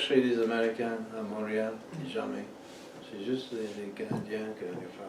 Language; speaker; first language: French; non-native, fluent; English